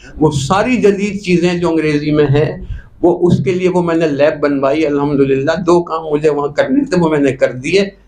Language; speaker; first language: Urdu; non-native, local second language; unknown